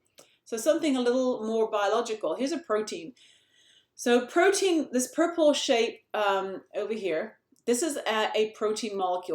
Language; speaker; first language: English; native; English